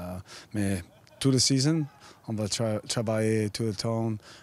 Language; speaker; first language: French; non-native, learner; English